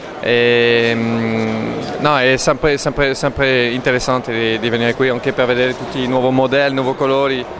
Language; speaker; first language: Italian; non-native, learner; French